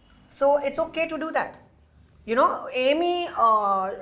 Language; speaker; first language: Telugu; non-native, fluent; Hindi